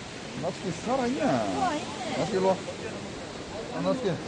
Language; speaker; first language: Korean; native; Korean